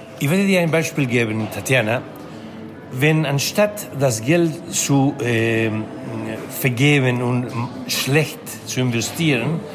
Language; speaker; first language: German; non-native, fluent; Spanish